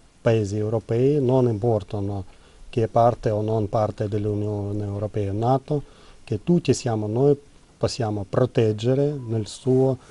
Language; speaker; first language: Italian; non-native, learner; Ukrainian